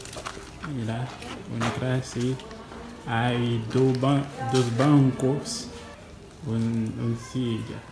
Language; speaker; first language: Spanish; non-native, learner; Haitian Creole